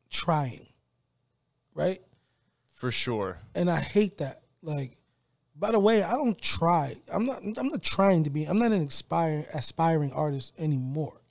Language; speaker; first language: English; native; English